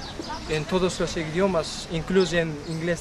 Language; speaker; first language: Spanish; non-native, learner; Kyrgyz